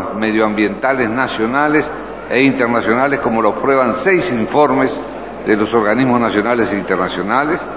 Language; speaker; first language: Spanish; native; Spanish